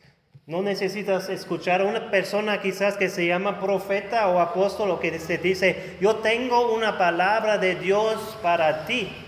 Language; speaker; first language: Spanish; non-native, fluent; German